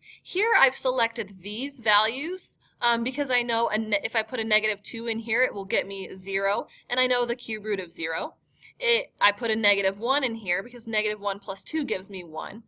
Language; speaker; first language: English; native; English